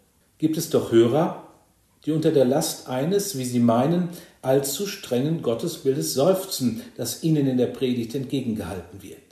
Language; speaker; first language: German; native; German